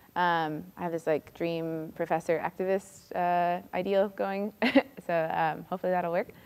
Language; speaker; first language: English; native; English